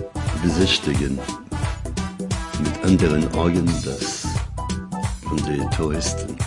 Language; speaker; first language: German; non-native, learner; French